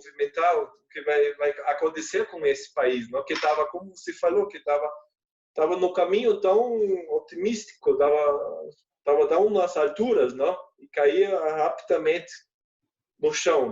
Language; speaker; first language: Portuguese; non-native, fluent; German